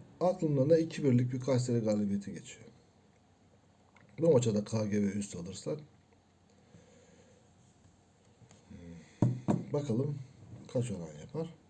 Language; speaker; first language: Turkish; native; Turkish